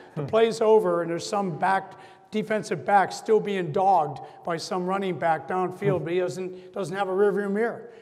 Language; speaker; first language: English; native; English